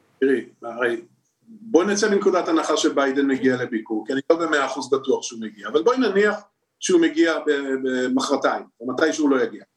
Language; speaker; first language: Hebrew; native; Hebrew